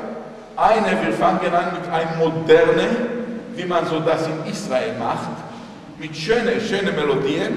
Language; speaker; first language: German; non-native, fluent; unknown